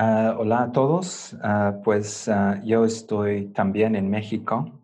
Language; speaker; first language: Spanish; non-native, fluent; English